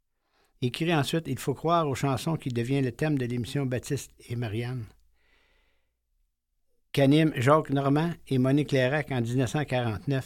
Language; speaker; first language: French; native; French